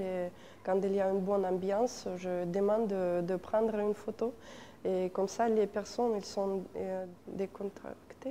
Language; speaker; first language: French; non-native, fluent; Russian